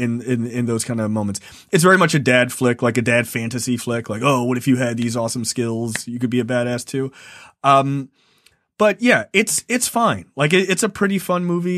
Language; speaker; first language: English; native; English